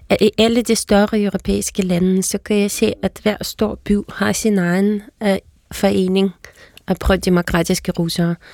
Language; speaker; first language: Danish; non-native, fluent; Russian